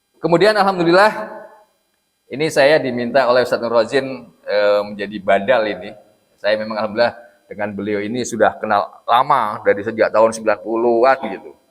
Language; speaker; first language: Indonesian; non-native, local second language; Javanese